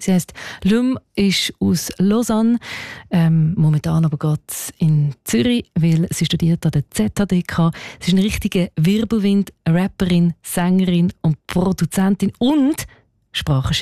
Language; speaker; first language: German; native; German